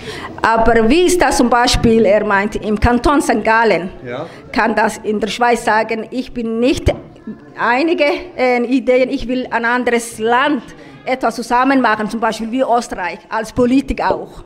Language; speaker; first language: German; non-native, learner; Somali